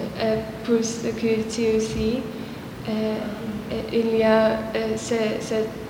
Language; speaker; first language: French; non-native, learner; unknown